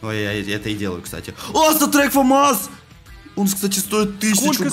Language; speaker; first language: Russian; native; Russian